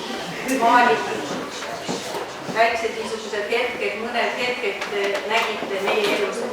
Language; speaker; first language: Estonian; non-native, local second language; Russian